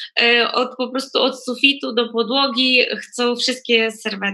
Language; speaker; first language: Polish; non-native, fluent; Ukrainian